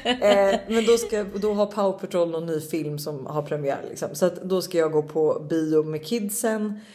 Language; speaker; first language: Swedish; native; Swedish